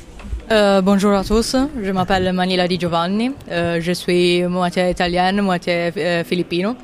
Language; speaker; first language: French; non-native, fluent; Italian